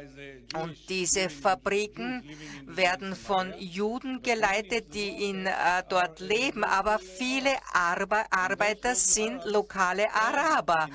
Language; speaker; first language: German; non-native, fluent; Hebrew